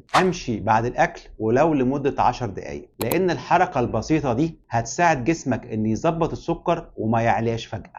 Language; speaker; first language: Arabic; native; Arabic